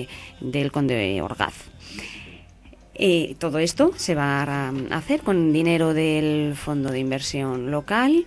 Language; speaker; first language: Spanish; native; Spanish